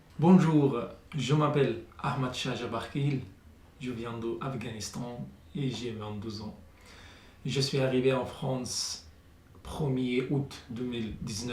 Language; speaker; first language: French; non-native, learner; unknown